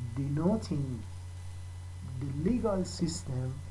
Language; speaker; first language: English; non-native, fluent; Persian